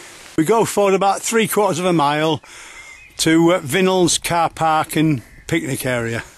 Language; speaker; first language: English; native; English